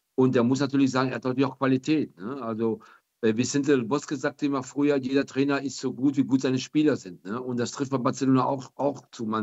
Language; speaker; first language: German; native; German